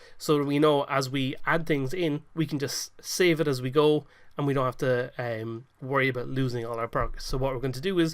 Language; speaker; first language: English; native; English